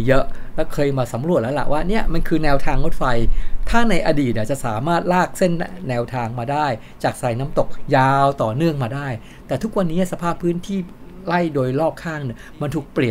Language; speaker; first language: Thai; native; Thai